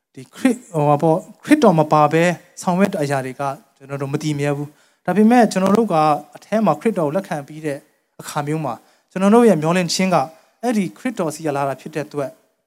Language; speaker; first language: Burmese; non-native, local second language; Tedim Chin